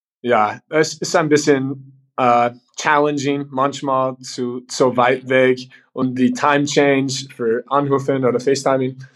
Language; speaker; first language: German; non-native, learner; English